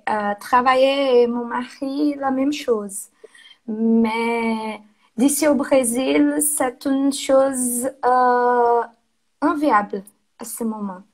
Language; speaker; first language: French; non-native, learner; Portuguese